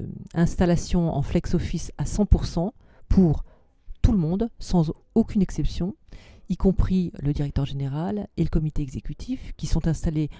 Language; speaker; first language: French; native; French